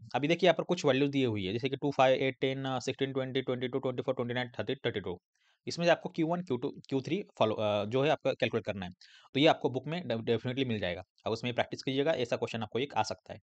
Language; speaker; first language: Hindi; non-native, local second language; Marathi